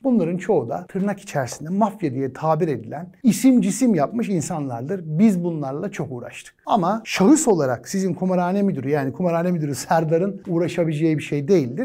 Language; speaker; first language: Turkish; native; Turkish